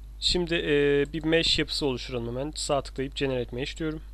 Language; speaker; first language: Turkish; native; Turkish